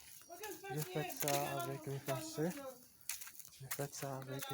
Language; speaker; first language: French; non-native, learner; Portuguese